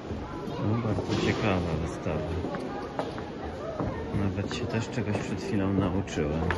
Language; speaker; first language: Polish; native; Polish